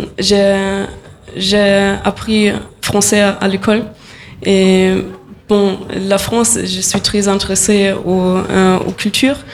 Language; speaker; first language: French; non-native, learner; German